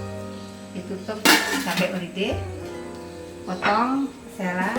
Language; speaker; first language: Indonesian; native; Indonesian